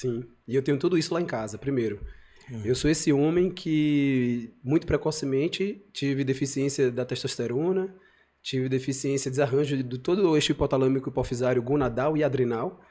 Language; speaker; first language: Portuguese; native; Portuguese